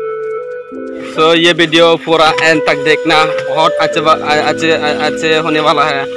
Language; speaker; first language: Hindi; non-native, local second language; Chakma